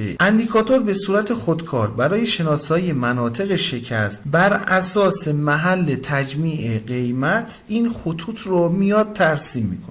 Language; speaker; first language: Persian; native; Persian